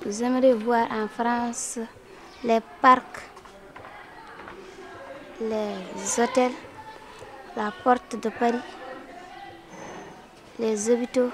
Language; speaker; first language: French; non-native, local second language; Fula